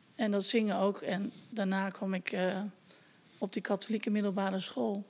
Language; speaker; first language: Dutch; native; Dutch